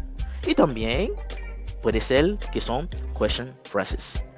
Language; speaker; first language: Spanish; non-native, fluent; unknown